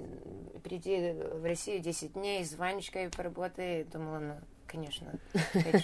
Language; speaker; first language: Russian; early bilingual, heritage; Russian